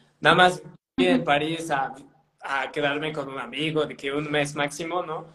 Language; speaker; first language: Spanish; non-native, fluent; French